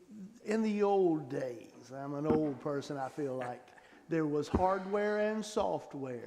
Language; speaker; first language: English; native; English